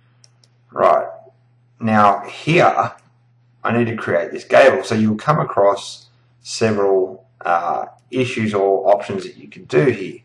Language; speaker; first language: English; native; English